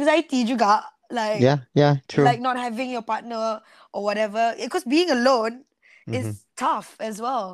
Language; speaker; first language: English; non-native, local second language; Malay